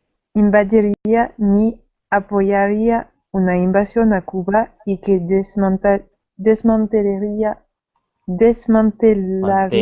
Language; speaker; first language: Spanish; non-native, learner; French